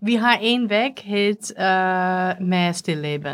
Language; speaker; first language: Swedish; non-native, fluent; Dutch